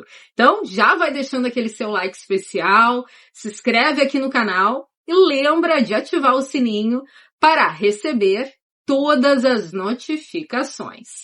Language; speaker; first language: Portuguese; native; Portuguese